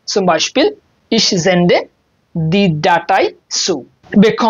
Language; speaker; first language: German; non-native, learner; Bangla